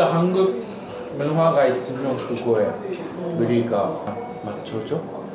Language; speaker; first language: Korean; non-native, fluent; Japanese